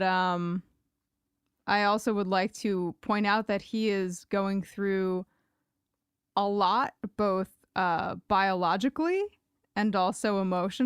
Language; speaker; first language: English; native; English